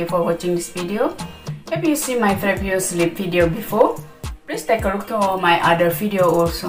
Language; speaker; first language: English; non-native, learner; Indonesian